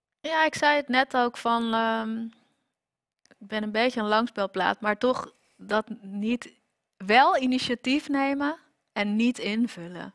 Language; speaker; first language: Dutch; native; Dutch